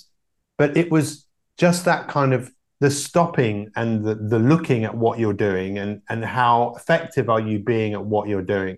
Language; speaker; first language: English; native; English